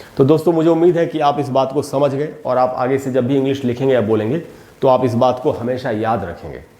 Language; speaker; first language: Hindi; native; Hindi